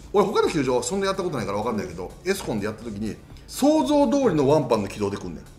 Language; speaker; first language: Japanese; native; Japanese